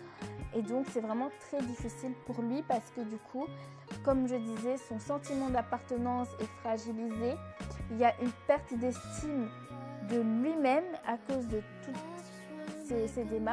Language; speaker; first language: French; native; French